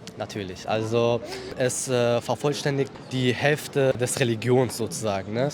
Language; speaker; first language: German; early bilingual, other home language; Persian